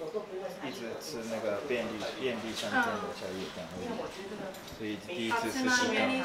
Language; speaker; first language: Chinese; non-native, fluent; Japanese